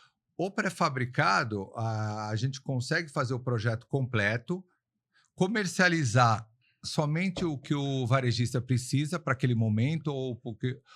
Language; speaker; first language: Portuguese; native; Portuguese